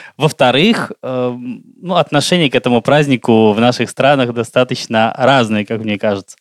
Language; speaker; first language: Russian; native; Russian